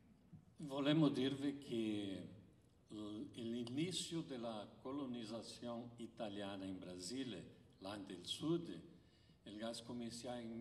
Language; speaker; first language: Italian; early bilingual, heritage; Italian